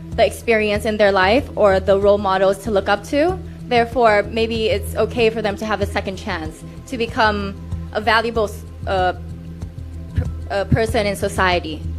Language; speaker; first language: English; non-native, fluent; Thai